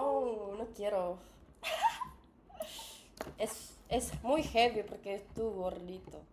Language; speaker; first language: Spanish; non-native, learner; English